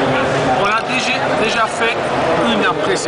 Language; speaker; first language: French; non-native, learner; English